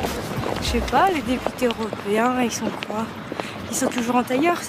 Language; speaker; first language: French; native; French